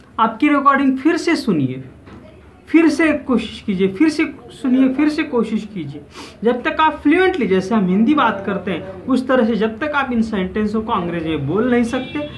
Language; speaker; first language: Hindi; non-native, local second language; Marathi